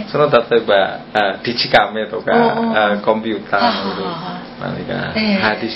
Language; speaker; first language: Japanese; non-native, learner; Indonesian